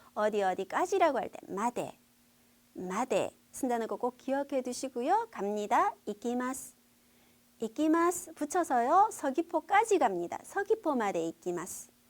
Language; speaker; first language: Korean; native; Korean